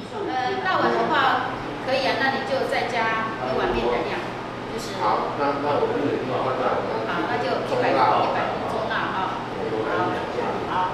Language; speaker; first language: Chinese; native; Chinese